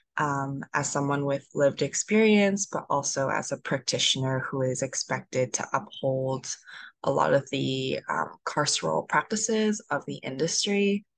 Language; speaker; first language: English; native; English